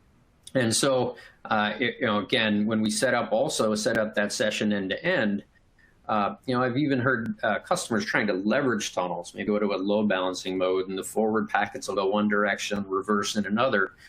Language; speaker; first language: English; native; English